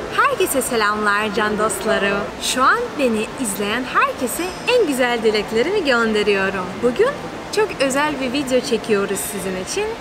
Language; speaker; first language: Turkish; non-native, fluent; Russian